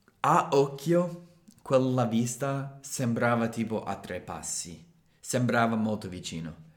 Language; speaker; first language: Italian; non-native, fluent; English